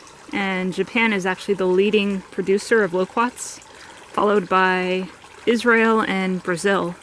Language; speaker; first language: English; native; English